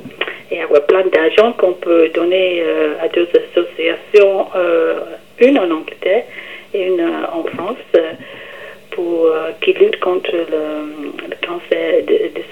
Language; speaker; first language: French; non-native, fluent; English